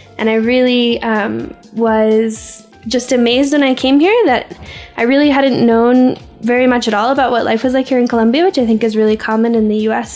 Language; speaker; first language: English; native; English